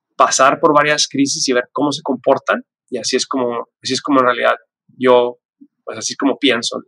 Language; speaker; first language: Spanish; native; Spanish